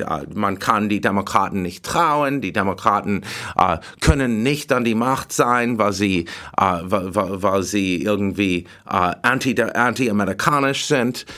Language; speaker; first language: German; non-native, learner; English